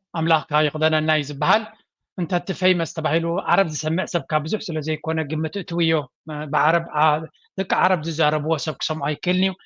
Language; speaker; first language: Tigrinya; native; Tigrinya